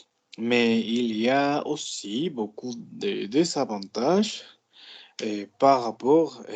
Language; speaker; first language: French; non-native, learner; Spanish